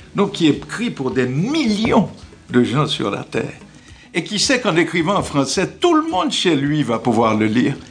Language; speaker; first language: French; non-native, local second language; Haitian Creole